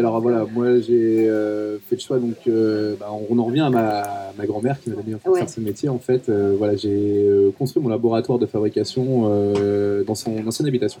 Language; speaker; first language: French; native; French